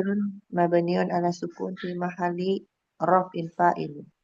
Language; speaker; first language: Arabic; non-native, learner; Indonesian